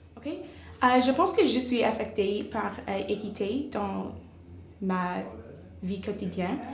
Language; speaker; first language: French; non-native, local second language; English